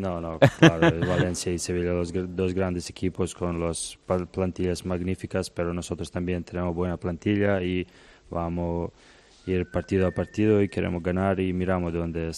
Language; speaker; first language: Spanish; non-native, learner; Serbian